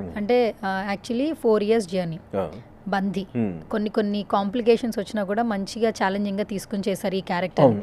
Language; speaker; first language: Telugu; native; Telugu